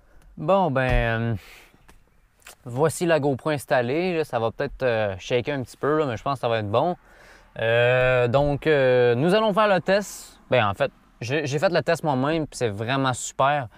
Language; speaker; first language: French; native; French